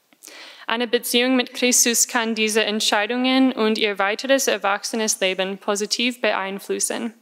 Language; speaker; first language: German; non-native, fluent; English